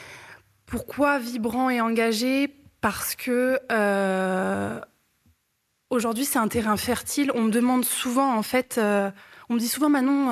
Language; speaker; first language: French; native; French